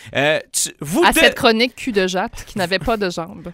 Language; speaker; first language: French; native; French